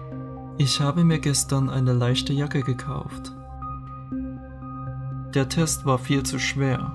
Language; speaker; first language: German; non-native, learner; Chinese